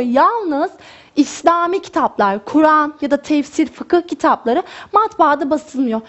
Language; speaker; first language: Turkish; native; Turkish